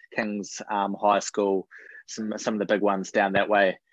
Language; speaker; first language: English; native; English